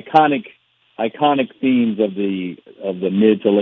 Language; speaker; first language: English; native; English